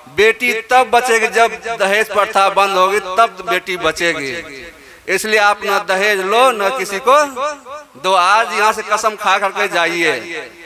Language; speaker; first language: Hindi; native; Hindi